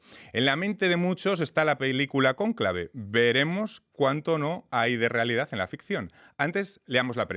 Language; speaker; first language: Spanish; native; Spanish